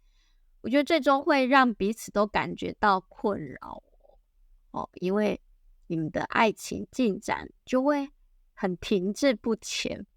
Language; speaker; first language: Chinese; native; Chinese